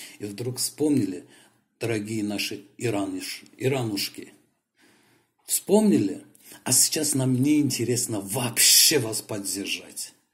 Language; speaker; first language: Russian; non-native, local second language; Azerbaijani